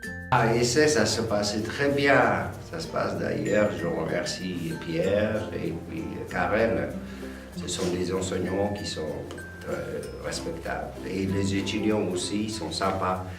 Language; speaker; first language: French; non-native, fluent; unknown